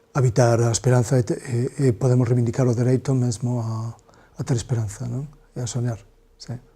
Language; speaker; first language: Galician; native; Galician